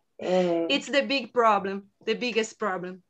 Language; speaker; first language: English; non-native, learner; Portuguese